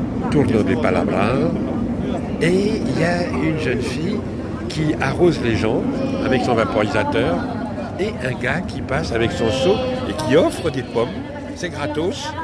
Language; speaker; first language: French; native; French